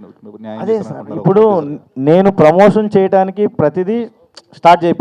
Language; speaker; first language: Telugu; native; Telugu